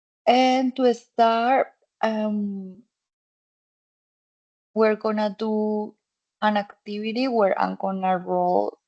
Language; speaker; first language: English; non-native, fluent; Spanish